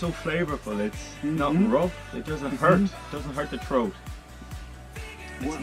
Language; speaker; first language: English; native; English